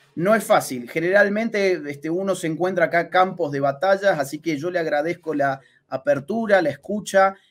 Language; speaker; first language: Spanish; native; Spanish